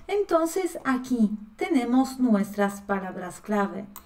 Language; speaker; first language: Spanish; non-native, fluent; Polish